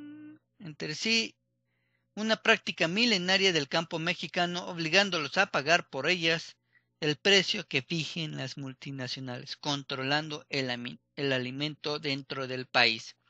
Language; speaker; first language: Spanish; native; Spanish